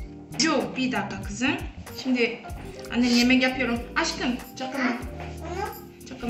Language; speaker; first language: Turkish; non-native, fluent; Korean